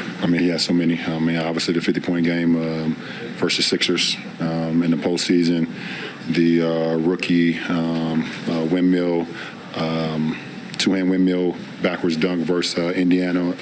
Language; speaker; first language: English; native; English